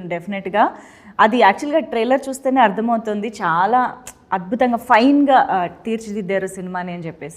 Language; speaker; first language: Telugu; native; Telugu